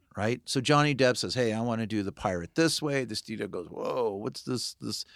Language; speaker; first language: English; native; English